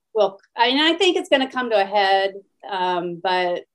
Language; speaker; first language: English; native; English